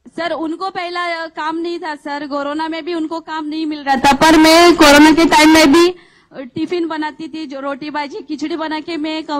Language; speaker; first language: Hindi; non-native, local second language; Marathi